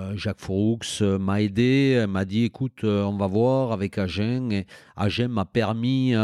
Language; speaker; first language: French; native; French